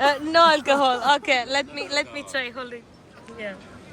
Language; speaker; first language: English; non-native, local second language; Malayalam